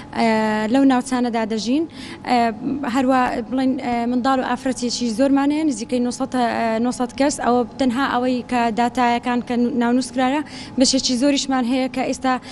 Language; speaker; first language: Central Kurdish; non-native, local second language; Turkmen